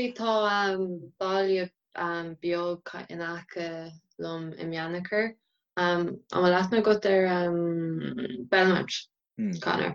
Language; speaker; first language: Irish; native; Irish